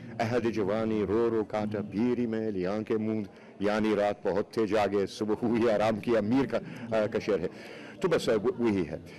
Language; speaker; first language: Urdu; non-native, fluent; English